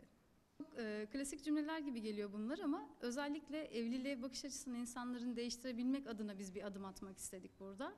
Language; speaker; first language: Turkish; native; Turkish